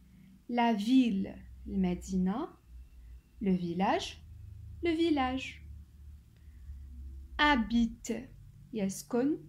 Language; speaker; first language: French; non-native, local second language; Arabic